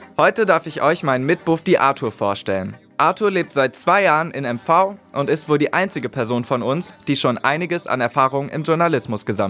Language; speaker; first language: German; native; German